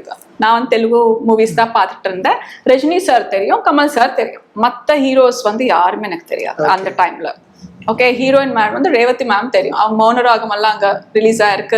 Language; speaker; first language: Tamil; early bilingual, heritage; Tamil